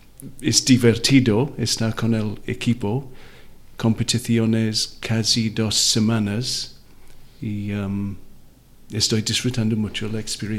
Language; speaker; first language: Spanish; non-native, learner; Welsh